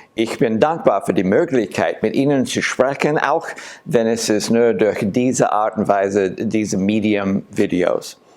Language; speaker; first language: German; non-native, learner; English